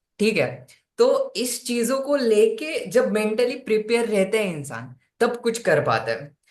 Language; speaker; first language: Hindi; non-native, local second language; Marathi